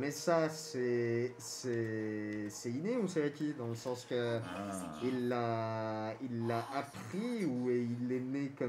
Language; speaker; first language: French; native; French